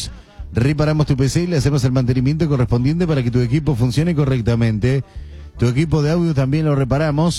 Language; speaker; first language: Spanish; native; Spanish